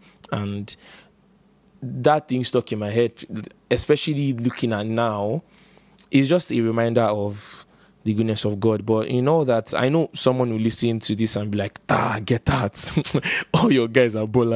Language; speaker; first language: English; non-native, local second language; Igbo